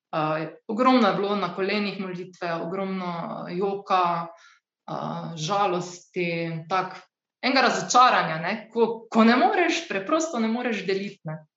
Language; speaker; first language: Slovenian; native; Slovenian